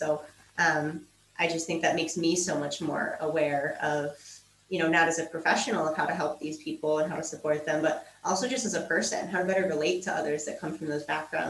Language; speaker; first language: English; native; English